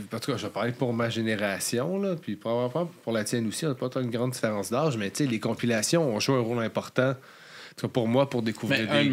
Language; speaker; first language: French; native; French